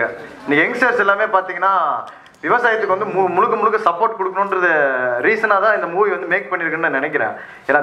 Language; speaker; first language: Tamil; native; Tamil